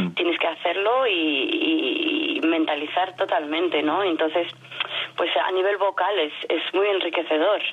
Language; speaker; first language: Spanish; non-native, fluent; French